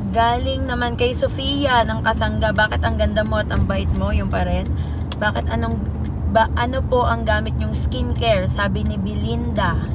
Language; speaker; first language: Filipino; non-native, local second language; Waray